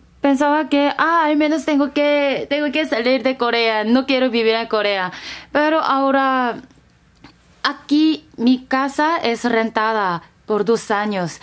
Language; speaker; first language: Spanish; non-native, learner; Korean